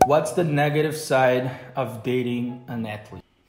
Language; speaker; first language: English; non-native, fluent; Portuguese